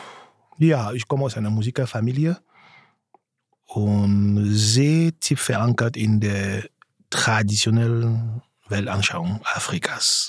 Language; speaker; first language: German; non-native, fluent; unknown